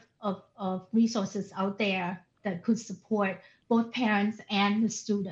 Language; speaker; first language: English; non-native, fluent; Thai